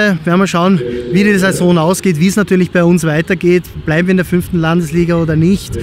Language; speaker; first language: German; native; German